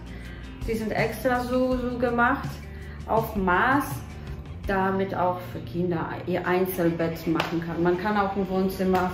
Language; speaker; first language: German; non-native, fluent; Polish